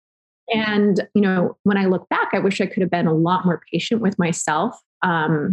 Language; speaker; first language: English; native; English